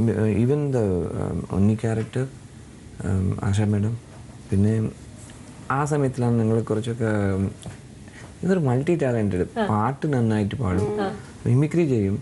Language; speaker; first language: Malayalam; non-native, learner; Telugu